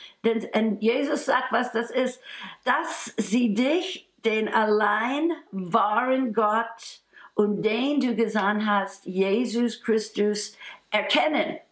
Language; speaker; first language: German; non-native, fluent; English